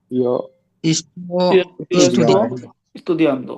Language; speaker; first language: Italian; non-native, learner; Bangla